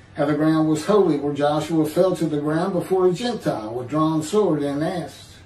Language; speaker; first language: English; native; English